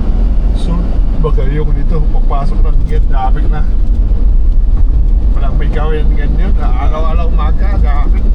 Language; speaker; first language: Filipino; non-native, learner; Chinese